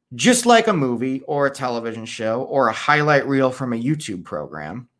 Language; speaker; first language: English; native; English